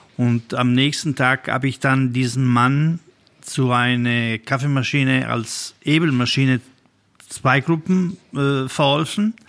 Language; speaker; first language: German; non-native, fluent; Italian